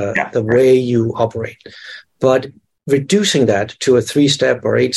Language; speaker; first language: English; non-native, fluent; Danish